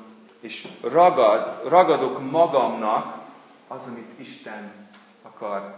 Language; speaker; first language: Hungarian; non-native, fluent; English